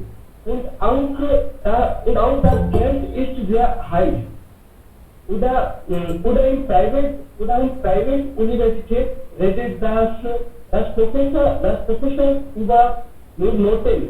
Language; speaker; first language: German; non-native, learner; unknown